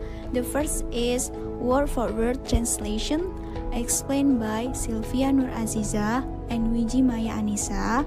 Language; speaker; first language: English; non-native, learner; Indonesian